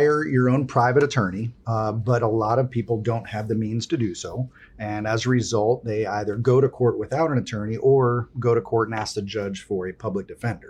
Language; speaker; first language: English; early bilingual, other home language; Spanish